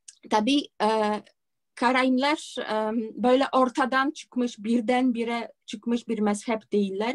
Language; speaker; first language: Turkish; non-native, fluent; Polish